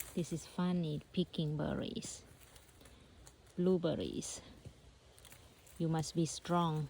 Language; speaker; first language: English; non-native, learner; Thai